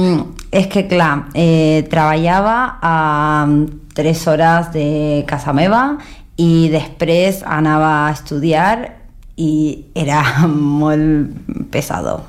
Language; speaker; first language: Catalan; non-native, learner; Spanish